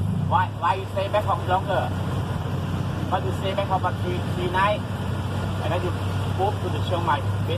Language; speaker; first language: English; non-native, learner; Thai